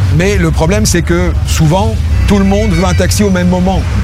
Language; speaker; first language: French; native; French